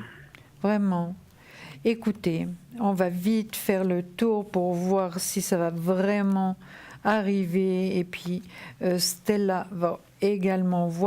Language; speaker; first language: French; native; French